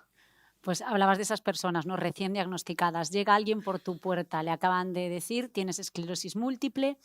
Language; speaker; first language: Spanish; native; Spanish